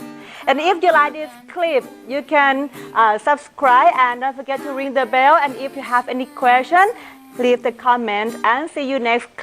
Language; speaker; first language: English; non-native, fluent; Thai